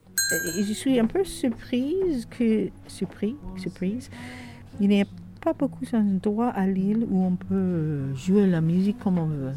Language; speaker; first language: French; non-native, fluent; English